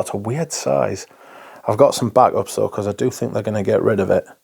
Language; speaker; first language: English; native; English